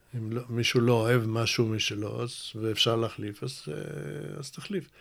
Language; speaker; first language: Hebrew; early bilingual, other home language; Russian